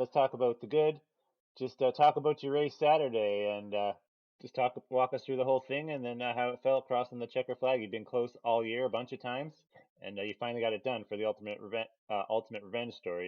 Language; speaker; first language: English; native; English